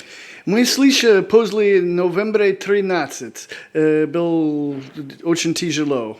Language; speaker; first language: Russian; non-native, learner; English